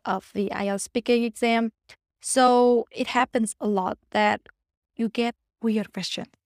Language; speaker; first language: English; non-native, fluent; Vietnamese